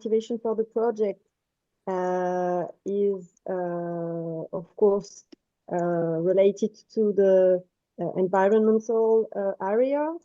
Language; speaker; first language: English; non-native, fluent; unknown